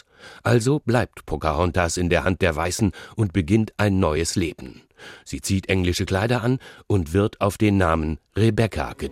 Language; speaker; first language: German; native; German